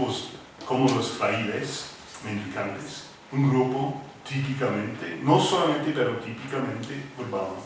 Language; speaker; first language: Spanish; non-native, fluent; English